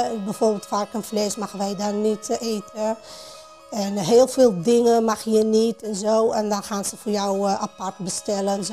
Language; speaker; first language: Dutch; non-native, fluent; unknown